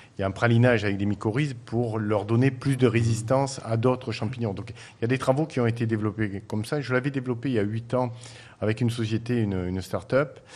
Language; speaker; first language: French; native; French